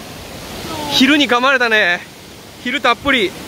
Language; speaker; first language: Japanese; native; Japanese